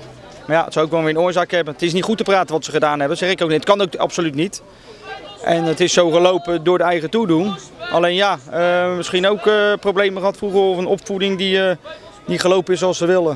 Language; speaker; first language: Dutch; native; Dutch